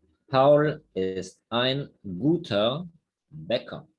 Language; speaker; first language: German; non-native, fluent; Spanish